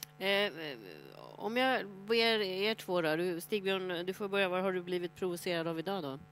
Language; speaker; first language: Swedish; native; Swedish